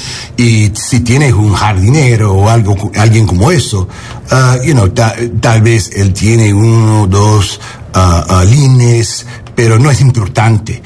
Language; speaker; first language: Spanish; early bilingual, heritage; Spanish